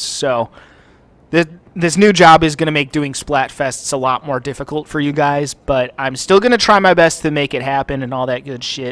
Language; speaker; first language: English; native; English